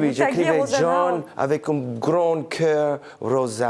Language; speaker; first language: French; non-native, fluent; English